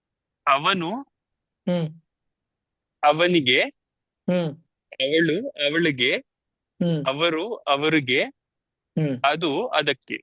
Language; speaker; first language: Kannada; non-native, learner; Telugu